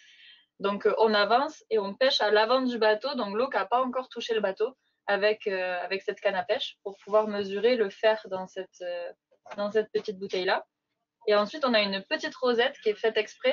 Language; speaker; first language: French; native; French